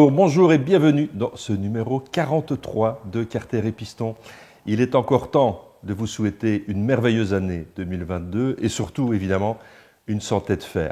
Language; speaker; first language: French; native; French